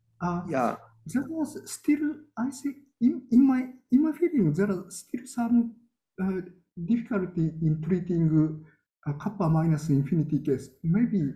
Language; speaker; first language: English; non-native, learner; Japanese